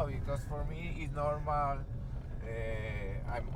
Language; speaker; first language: English; non-native, learner; Spanish